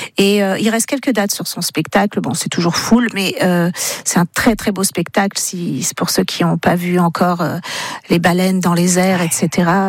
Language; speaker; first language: French; native; French